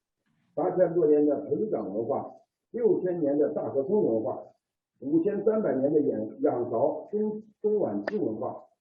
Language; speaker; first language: Chinese; native; Chinese